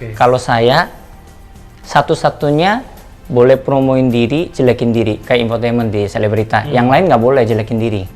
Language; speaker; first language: Indonesian; non-native, fluent; Korean